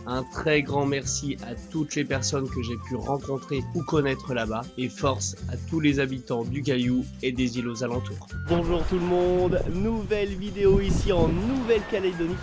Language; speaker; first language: French; native; French